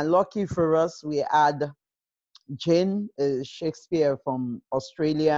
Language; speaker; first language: English; non-native, local second language; Krio